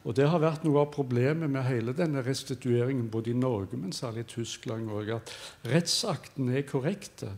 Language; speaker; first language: Norwegian; native; Norwegian